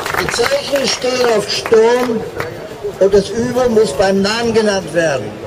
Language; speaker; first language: German; native; German